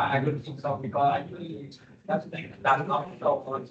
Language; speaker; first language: English; non-native, learner; Vietnamese